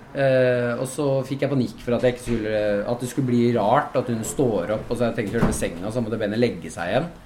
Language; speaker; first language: Norwegian; native; Norwegian